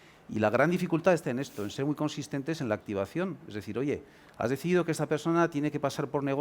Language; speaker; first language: Spanish; native; Spanish